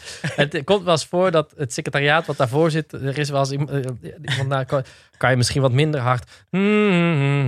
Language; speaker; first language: Dutch; native; Dutch